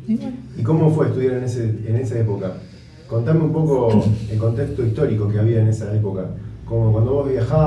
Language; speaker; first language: Spanish; native; Spanish